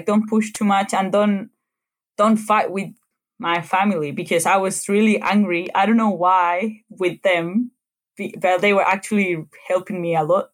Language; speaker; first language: English; non-native, fluent; Spanish